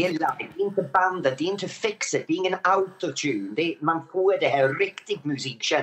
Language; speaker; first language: Swedish; non-native, fluent; English